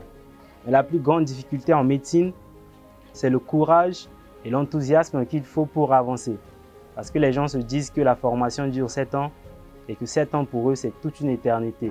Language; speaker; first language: French; non-native, local second language; Sango